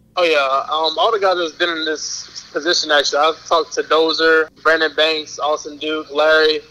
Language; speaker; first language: English; native; English